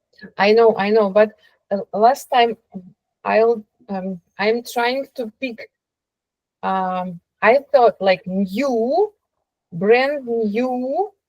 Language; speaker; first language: English; non-native, learner; Russian